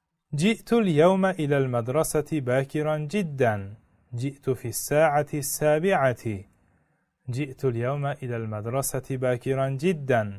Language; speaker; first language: Arabic; non-native, fluent; Uzbek